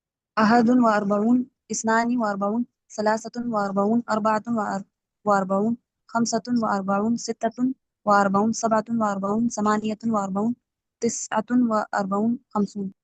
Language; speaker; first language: Arabic; non-native, learner; Urdu